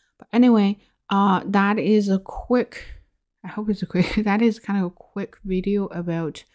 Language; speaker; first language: English; non-native, fluent; Chinese